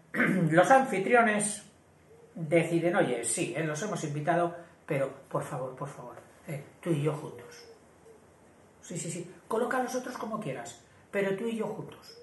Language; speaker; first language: Spanish; native; Spanish